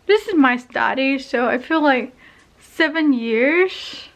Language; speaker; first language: English; non-native, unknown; Thai